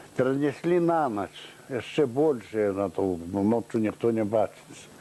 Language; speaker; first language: Russian; non-native, local second language; Belarusian